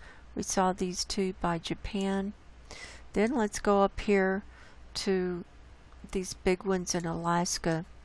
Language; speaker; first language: English; native; English